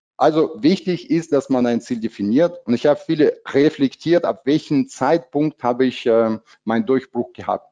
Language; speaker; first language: German; non-native, fluent; Russian